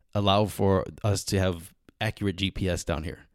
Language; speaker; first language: English; native; English